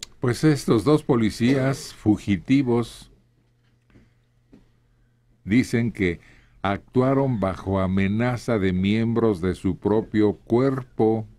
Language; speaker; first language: Spanish; native; Spanish